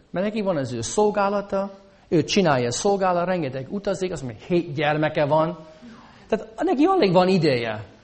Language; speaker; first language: Hungarian; non-native, fluent; English